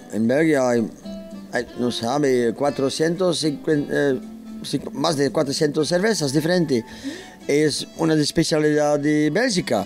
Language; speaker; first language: Spanish; non-native, learner; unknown